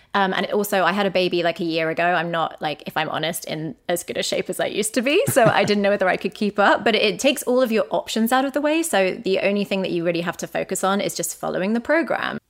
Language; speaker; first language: English; native; English